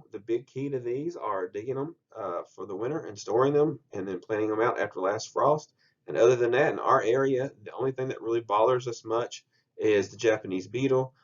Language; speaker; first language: English; native; English